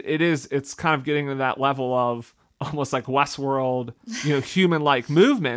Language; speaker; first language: English; native; English